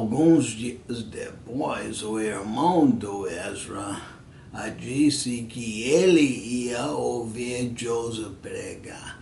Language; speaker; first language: Portuguese; non-native, fluent; English